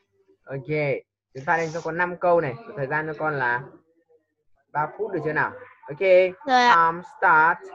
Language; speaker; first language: Vietnamese; native; Vietnamese